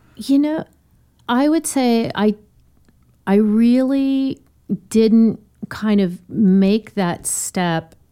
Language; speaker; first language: English; native; English